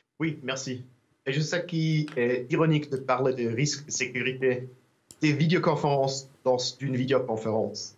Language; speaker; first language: French; non-native, learner; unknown